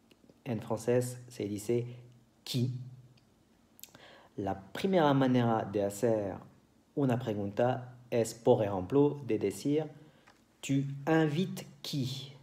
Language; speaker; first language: Spanish; non-native, fluent; French